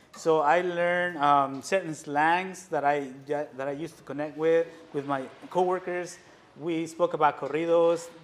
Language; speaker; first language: English; non-native, fluent; Spanish